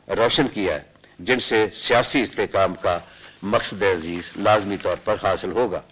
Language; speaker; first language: Urdu; non-native, local second language; Punjabi